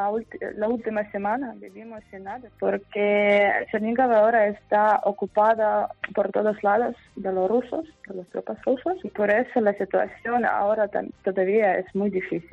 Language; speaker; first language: Spanish; non-native, fluent; Ukrainian